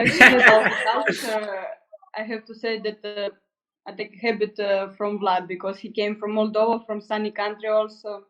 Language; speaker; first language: English; non-native, learner; Russian